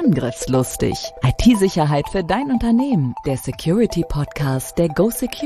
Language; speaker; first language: German; native; German